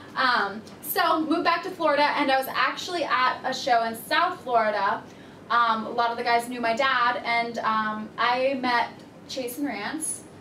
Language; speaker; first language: English; native; English